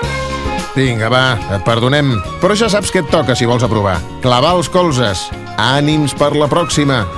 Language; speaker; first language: Catalan; native; Catalan